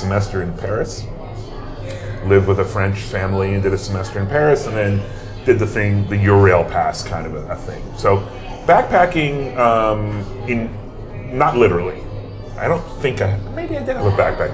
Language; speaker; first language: English; native; English